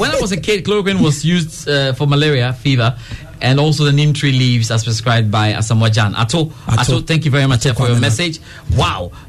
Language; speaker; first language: English; non-native, local second language; Akan